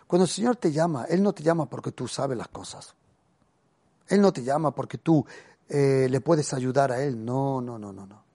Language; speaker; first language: Spanish; early bilingual, heritage; Spanish